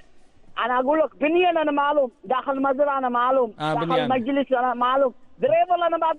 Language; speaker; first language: Arabic; non-native, learner; Bangla